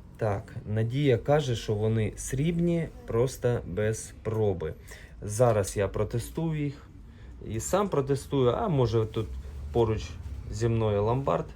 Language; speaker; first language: Ukrainian; non-native, local second language; Russian